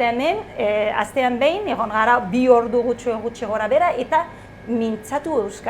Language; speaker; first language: Basque; non-native, learner; Arabic